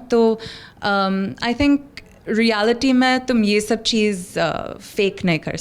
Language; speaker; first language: Hindi; non-native, local second language; English